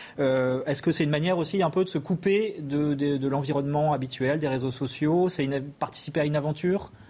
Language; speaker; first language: French; native; French